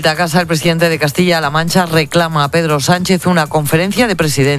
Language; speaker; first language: Spanish; native; Spanish